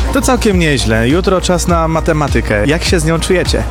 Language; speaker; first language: Polish; native; Polish